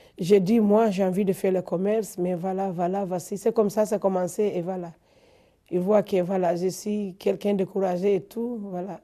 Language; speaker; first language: French; non-native, local second language; Fula